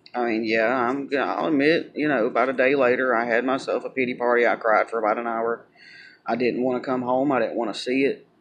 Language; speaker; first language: English; native; English